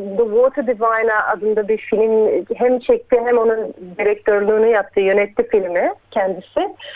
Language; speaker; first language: Turkish; early bilingual, heritage; Turkish